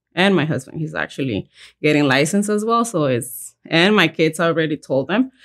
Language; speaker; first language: English; early bilingual, other home language; Spanish